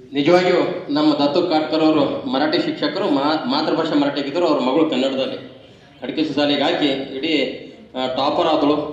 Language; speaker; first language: Kannada; native; Kannada